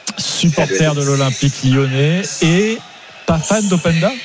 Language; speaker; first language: French; native; French